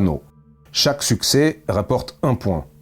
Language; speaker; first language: French; native; French